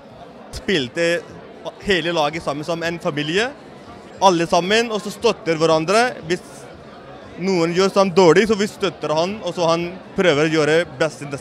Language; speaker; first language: Norwegian; non-native, learner; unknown